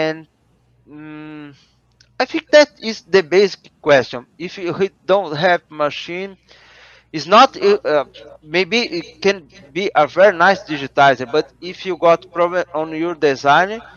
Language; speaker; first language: English; non-native, learner; Portuguese